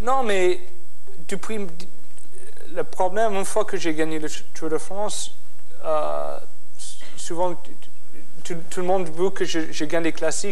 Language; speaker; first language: French; non-native, fluent; English